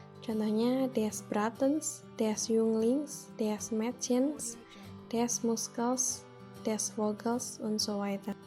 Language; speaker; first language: German; non-native, fluent; Indonesian